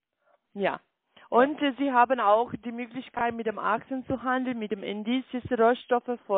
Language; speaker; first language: German; non-native, learner; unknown